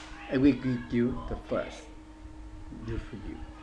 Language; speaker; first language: English; non-native, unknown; Vietnamese